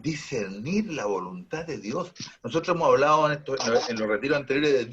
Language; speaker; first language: Spanish; native; Spanish